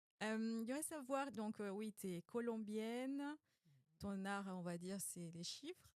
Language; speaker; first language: French; non-native, fluent; Spanish